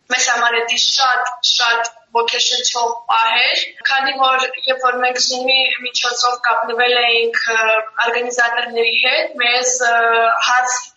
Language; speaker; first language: Armenian; early bilingual, heritage; Armenian